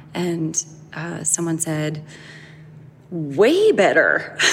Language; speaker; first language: English; native; English